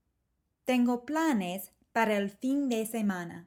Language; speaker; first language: Spanish; non-native, fluent; English